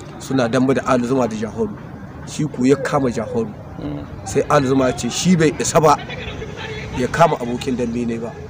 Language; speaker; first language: Hausa; native; Hausa